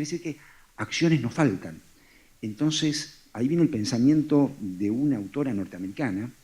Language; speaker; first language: Spanish; native; Spanish